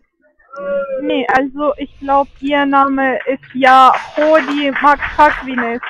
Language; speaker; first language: German; non-native, fluent; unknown